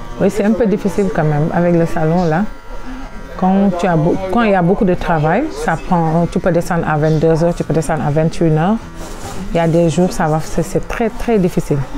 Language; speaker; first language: French; non-native, local second language; Wolof